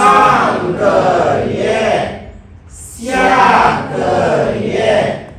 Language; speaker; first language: Chinese; non-native, learner; Indonesian